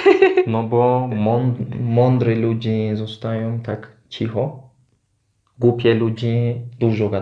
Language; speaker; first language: Polish; non-native, learner; Turkish